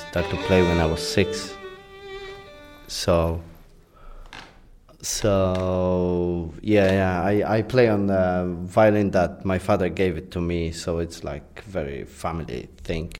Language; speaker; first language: English; non-native, fluent; Polish